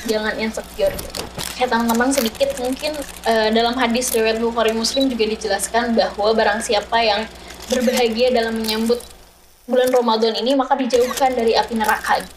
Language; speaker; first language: Indonesian; native; Indonesian